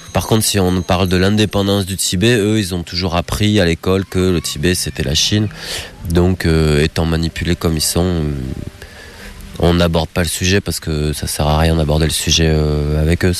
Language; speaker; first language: French; native; French